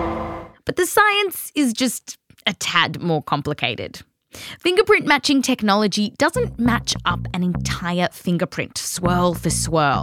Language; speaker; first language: English; native; English